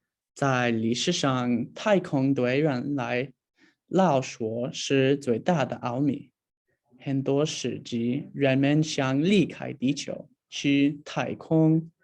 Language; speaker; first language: Chinese; non-native, learner; English